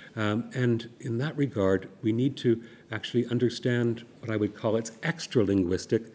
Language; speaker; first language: English; native; English